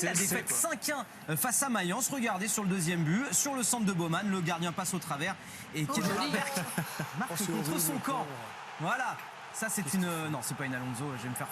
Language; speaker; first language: French; native; French